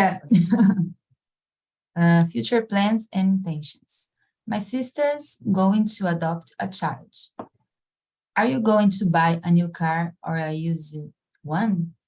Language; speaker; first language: English; non-native, fluent; Portuguese